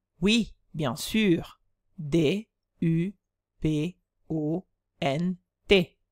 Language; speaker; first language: French; non-native, fluent; Italian